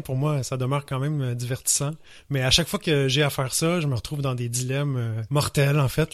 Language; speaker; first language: French; native; French